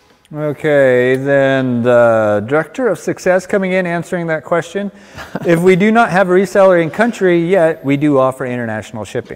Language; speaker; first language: English; native; English